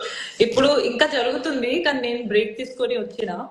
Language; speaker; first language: Telugu; non-native, local second language; Odia